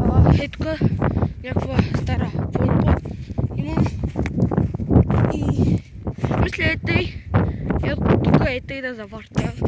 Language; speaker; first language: Bulgarian; native; Bulgarian